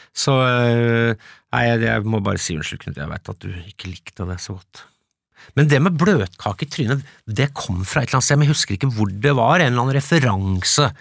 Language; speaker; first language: Norwegian; early bilingual, other home language; English